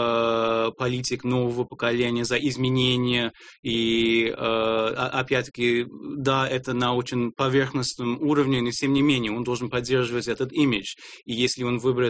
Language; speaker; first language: Russian; non-native, fluent; English